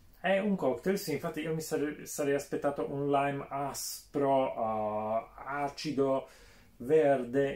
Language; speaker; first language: Italian; native; Italian